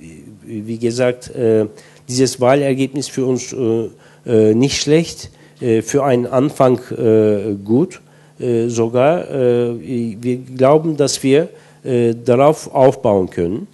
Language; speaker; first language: German; non-native, fluent; Turkish